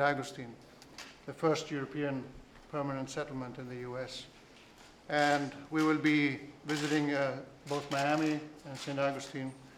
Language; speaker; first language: English; non-native, fluent; Spanish